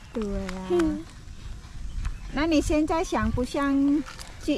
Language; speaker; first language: Chinese; non-native, fluent; Indonesian